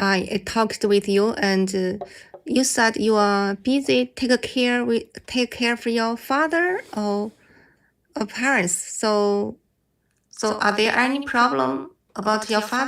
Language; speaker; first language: English; non-native, learner; Chinese